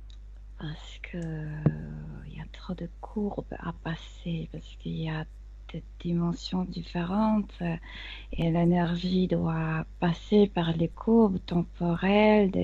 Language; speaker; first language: French; non-native, fluent; Spanish